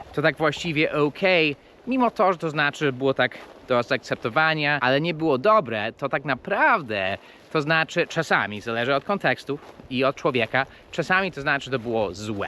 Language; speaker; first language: Polish; non-native, fluent; English